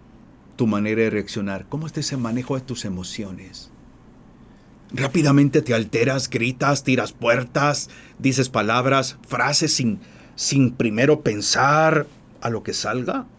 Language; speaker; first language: Spanish; native; Spanish